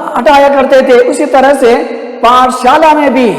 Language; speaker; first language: Hindi; non-native, local second language; Kannada